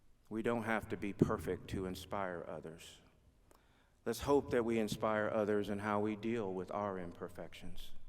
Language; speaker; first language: English; native; English